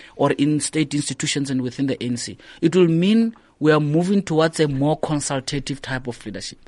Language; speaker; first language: English; non-native, local second language; Northern Sotho